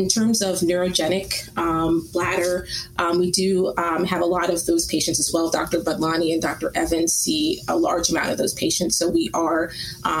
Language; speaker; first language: English; native; English